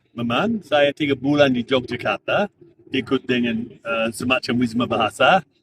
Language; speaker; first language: Indonesian; non-native, fluent; English